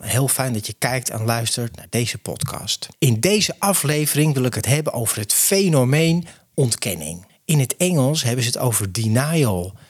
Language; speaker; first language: Dutch; native; Dutch